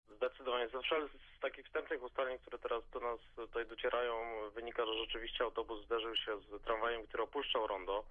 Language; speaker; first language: Polish; native; Polish